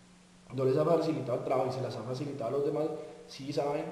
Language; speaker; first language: Spanish; native; Spanish